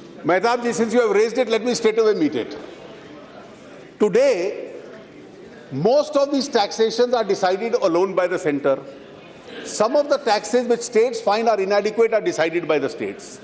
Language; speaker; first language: English; non-native, local second language; Hindi